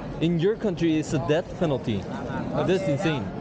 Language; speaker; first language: English; non-native, learner; Korean